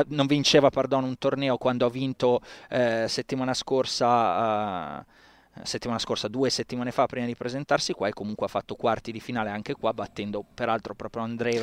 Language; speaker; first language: Italian; native; Italian